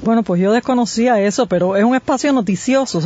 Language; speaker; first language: Spanish; native; Spanish